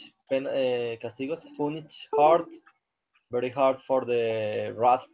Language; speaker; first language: English; non-native, learner; Spanish